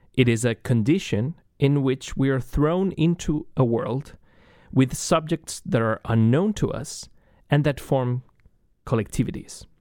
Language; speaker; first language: English; non-native, fluent; Spanish